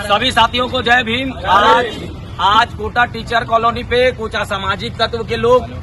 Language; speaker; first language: Hindi; native; Hindi